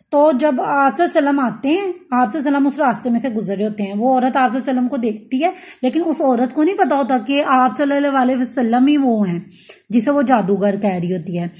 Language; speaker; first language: Urdu; non-native, local second language; Punjabi